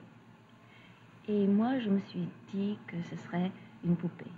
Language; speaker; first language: French; early bilingual, other home language; Russian